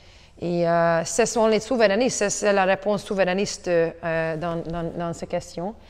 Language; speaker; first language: French; non-native, learner; Hungarian